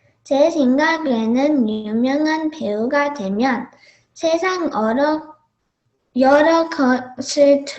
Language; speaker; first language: Korean; early bilingual, heritage; Korean